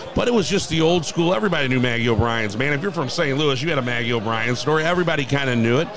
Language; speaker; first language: English; native; English